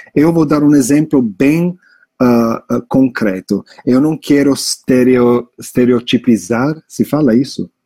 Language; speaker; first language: Portuguese; non-native, fluent; English